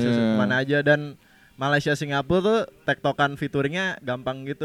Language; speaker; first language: Indonesian; native; Indonesian